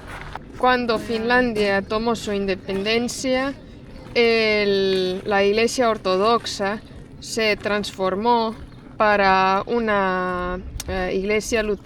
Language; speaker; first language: Spanish; non-native, fluent; Estonian